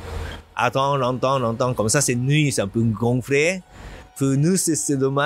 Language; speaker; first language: French; non-native, learner; Japanese